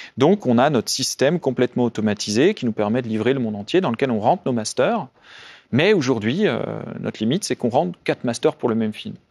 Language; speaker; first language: French; native; French